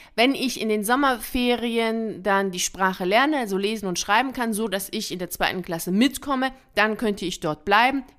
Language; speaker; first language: German; early bilingual, other home language; Persian